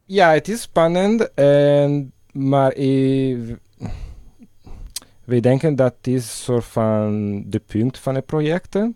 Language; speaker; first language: Dutch; non-native, learner; Italian